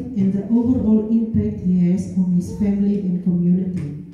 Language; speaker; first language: English; non-native, local second language; Afrikaans